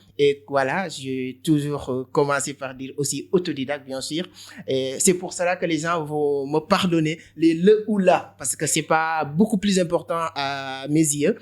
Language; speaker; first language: French; non-native, local second language; Wolof